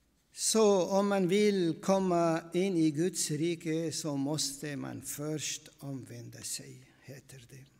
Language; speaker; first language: Swedish; non-native, fluent; Aramaic